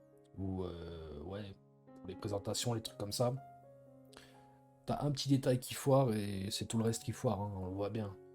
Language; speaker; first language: French; native; French